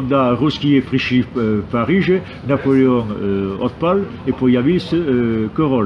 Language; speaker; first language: Russian; non-native, fluent; French